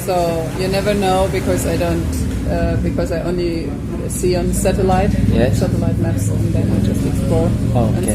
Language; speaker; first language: English; non-native, fluent; German